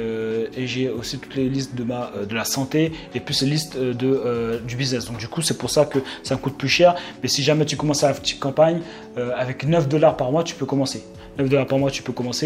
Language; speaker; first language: French; native; French